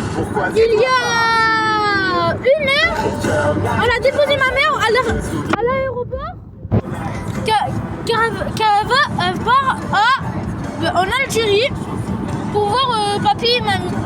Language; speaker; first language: French; early bilingual, other home language; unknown